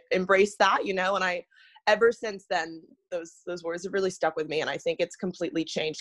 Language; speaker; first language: English; native; English